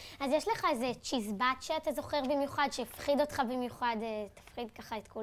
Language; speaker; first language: Hebrew; native; Hebrew